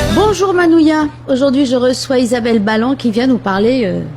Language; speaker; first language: French; native; French